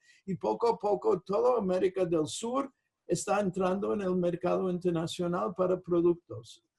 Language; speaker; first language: Spanish; non-native, fluent; English